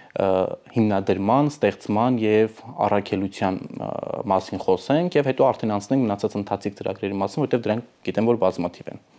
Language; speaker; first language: Armenian; native; Armenian